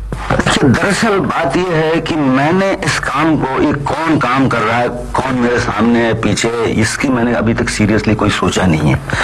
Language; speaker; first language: Hindi; non-native, local second language; Bangla